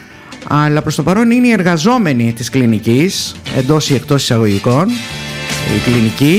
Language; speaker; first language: Greek; native; Greek